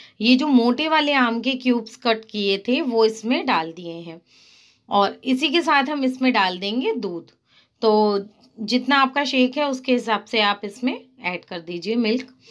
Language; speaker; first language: Hindi; native; Hindi